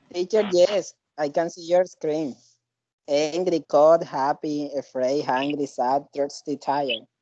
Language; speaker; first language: English; non-native, learner; Spanish